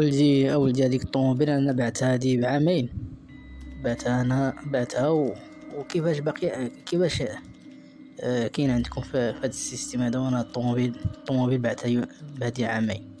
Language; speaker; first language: Arabic; native; Arabic